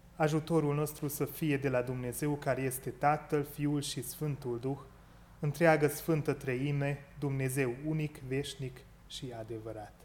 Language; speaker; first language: Romanian; non-native, local second language; Hungarian